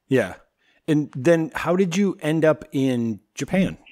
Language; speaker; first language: English; native; English